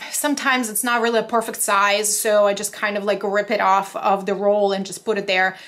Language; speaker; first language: English; non-native, fluent; Russian